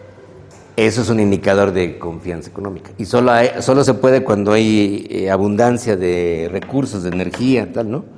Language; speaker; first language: Spanish; native; Spanish